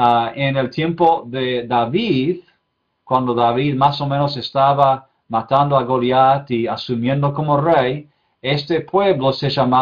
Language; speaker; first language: Spanish; non-native, fluent; English